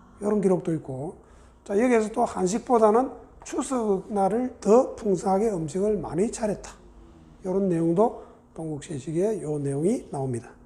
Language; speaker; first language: Korean; native; Korean